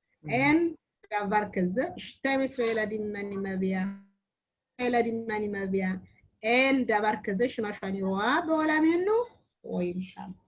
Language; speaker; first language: Hebrew; non-native, learner; Amharic